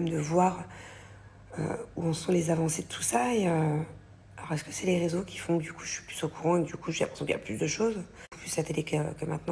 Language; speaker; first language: French; native; French